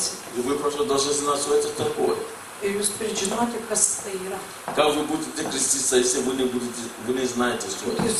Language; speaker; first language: Russian; non-native, learner; English